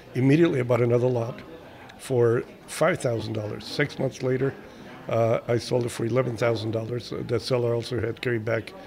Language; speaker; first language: English; early bilingual, other home language; Spanish